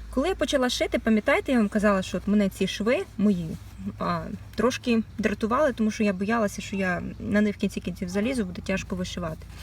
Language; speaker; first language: Ukrainian; native; Ukrainian